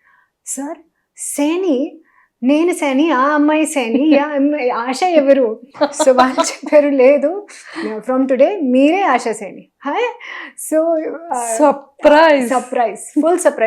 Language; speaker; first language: Telugu; non-native, local second language; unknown